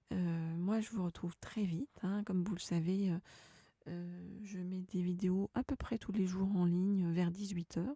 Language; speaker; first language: French; native; French